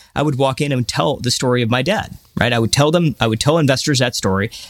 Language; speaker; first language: English; early bilingual, other home language; Hindi